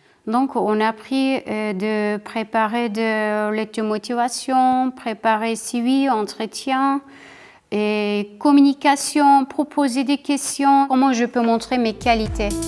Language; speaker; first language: French; non-native, learner; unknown